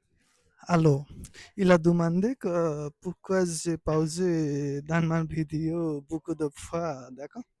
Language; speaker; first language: French; non-native, learner; Nepali